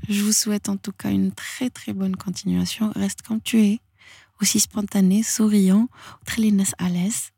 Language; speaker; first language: French; non-native, local second language; Arabic